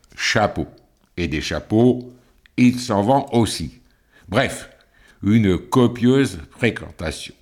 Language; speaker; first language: French; native; French